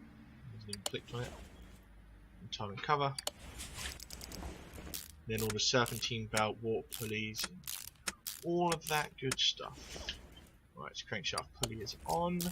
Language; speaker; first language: English; native; English